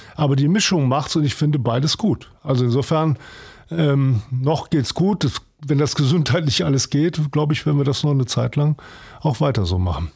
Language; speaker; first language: German; native; German